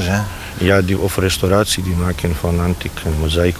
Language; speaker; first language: Dutch; non-native, learner; Bosnian